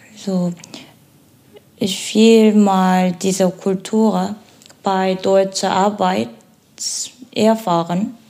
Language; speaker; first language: German; non-native, learner; Korean